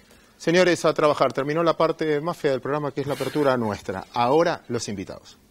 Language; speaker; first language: Spanish; native; Spanish